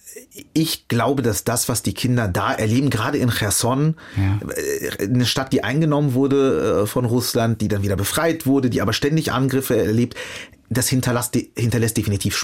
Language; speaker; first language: German; early bilingual, other home language; Arabic